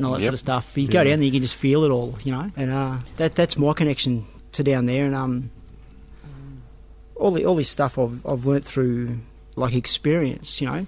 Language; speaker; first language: English; native; English